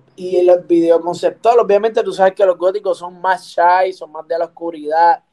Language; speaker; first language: Spanish; native; Spanish